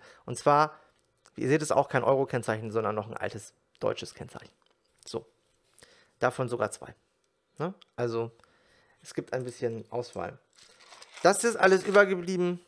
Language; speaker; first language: German; native; German